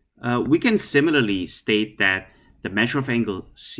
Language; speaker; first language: English; native; English